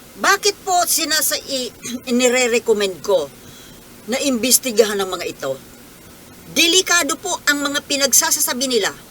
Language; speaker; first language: Filipino; native; Filipino